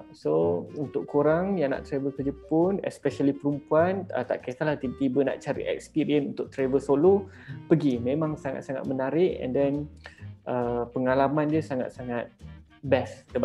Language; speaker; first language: Malay; native; Malay